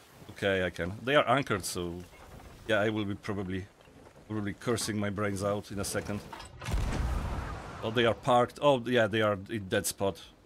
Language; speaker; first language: English; non-native, fluent; Polish